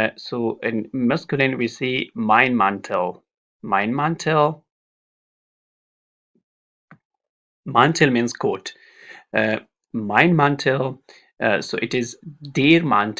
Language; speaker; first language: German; non-native, learner; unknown